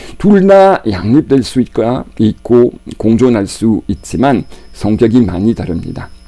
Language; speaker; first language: Korean; non-native, fluent; French